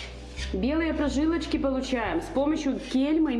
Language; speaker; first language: Russian; native; Russian